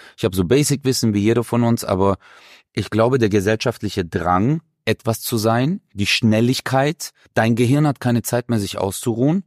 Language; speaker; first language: German; early bilingual, other home language; Turkish